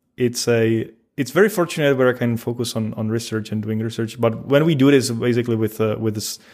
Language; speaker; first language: English; non-native, fluent; Czech